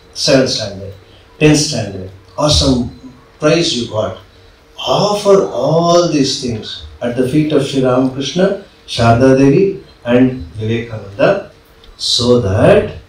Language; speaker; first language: English; non-native, local second language; Kannada